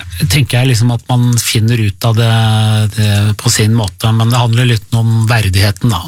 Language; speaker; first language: Norwegian; early bilingual, other home language; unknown